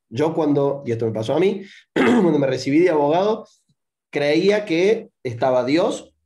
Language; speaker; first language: Spanish; native; Spanish